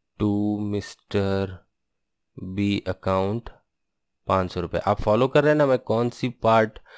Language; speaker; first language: Hindi; non-native, local second language; Bangla